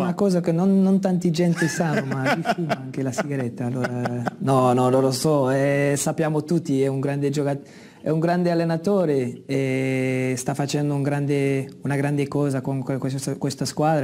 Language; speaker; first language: Italian; non-native, fluent; Dutch